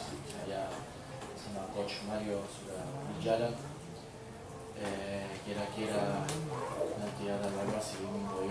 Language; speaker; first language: Indonesian; non-native, learner; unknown